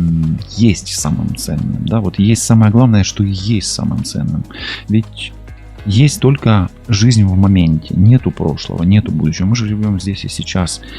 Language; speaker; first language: Russian; non-native, local second language; Ukrainian